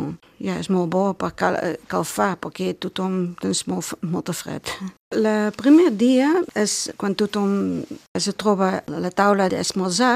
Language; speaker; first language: Catalan; non-native, learner; Dutch